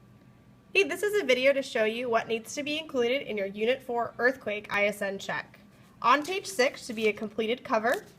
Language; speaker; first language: English; native; English